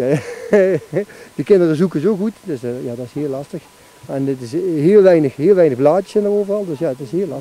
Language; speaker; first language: Dutch; native; Dutch